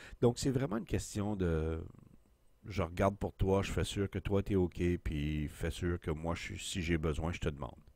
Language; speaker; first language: French; native; French